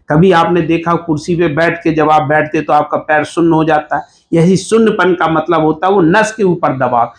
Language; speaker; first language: Hindi; native; Hindi